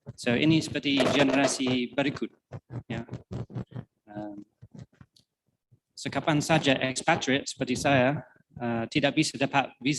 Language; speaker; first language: Indonesian; non-native, fluent; English